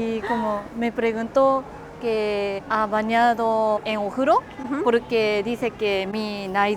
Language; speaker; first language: Spanish; non-native, fluent; Japanese